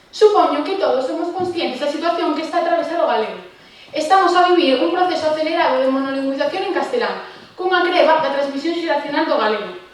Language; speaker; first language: Galician; non-native, local second language; Spanish